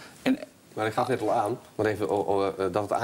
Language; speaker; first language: Dutch; native; Dutch